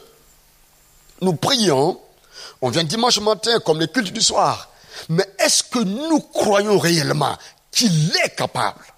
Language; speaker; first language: French; non-native, local second language; Mossi